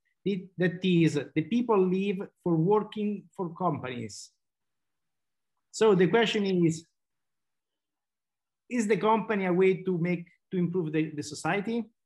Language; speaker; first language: English; non-native, fluent; Italian